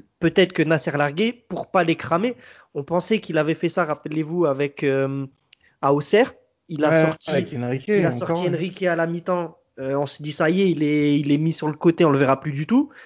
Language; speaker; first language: French; native; French